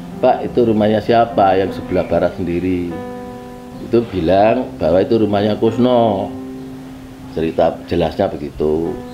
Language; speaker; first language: Indonesian; non-native, local second language; Javanese